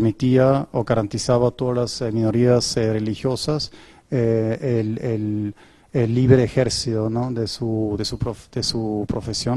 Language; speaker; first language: Spanish; non-native, fluent; German